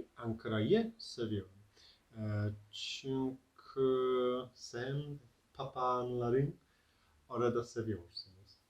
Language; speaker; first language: Turkish; non-native, learner; English